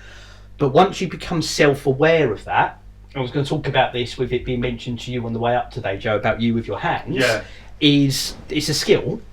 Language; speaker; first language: English; native; English